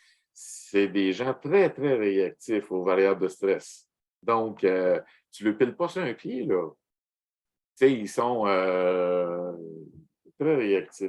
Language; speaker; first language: French; native; French